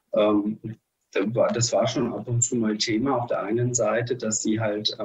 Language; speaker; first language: German; early bilingual, other home language; Russian